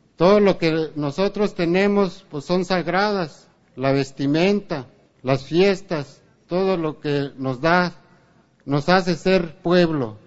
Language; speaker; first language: Spanish; native; Spanish